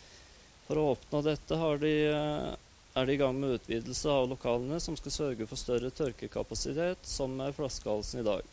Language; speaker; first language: Norwegian; native; Norwegian